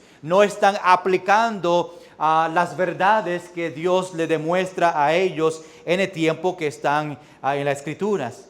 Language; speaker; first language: Spanish; early bilingual, heritage; English